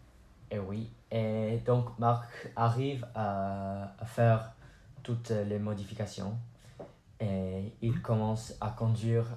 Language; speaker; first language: French; non-native, learner; English